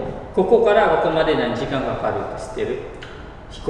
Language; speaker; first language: Japanese; non-native, learner; Indonesian